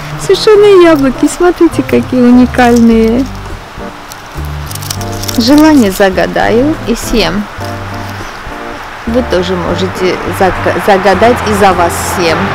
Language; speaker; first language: Russian; non-native, fluent; Armenian